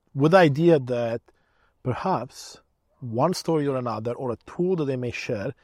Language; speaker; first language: English; early bilingual, other home language; Romanian